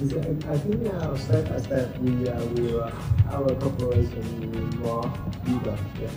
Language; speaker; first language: English; non-native, learner; Vietnamese